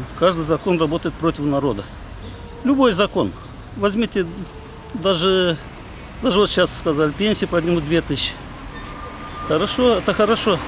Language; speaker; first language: Russian; non-native, local second language; Gagauz